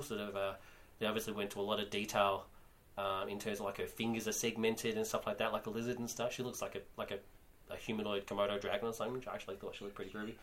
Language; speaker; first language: English; native; English